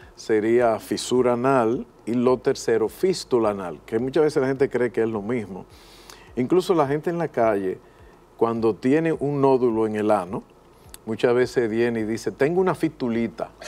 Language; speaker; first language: Spanish; native; Spanish